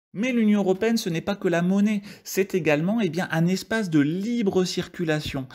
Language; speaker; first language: French; native; French